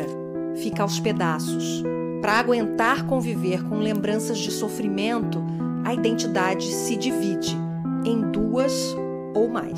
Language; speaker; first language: Portuguese; native; Portuguese